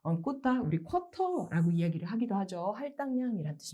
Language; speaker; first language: Korean; native; Korean